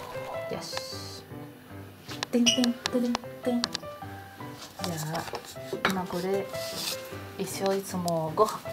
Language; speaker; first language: Japanese; non-native, learner; Spanish